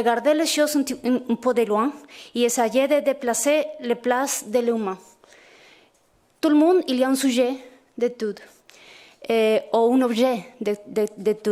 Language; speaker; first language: French; non-native, fluent; Spanish